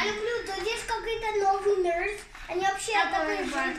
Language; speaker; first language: Russian; early bilingual, heritage; Russian